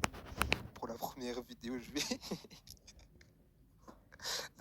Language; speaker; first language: French; native; French